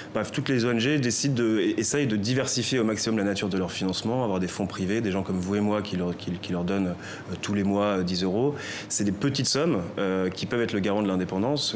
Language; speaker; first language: French; native; French